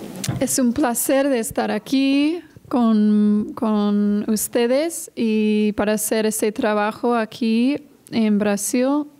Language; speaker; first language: Spanish; non-native, fluent; English